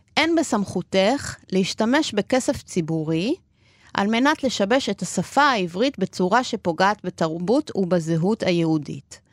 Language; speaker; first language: Hebrew; non-native, fluent; Spanish